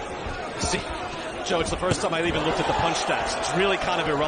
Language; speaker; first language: English; native; English